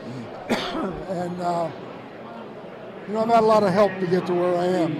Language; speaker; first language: English; native; English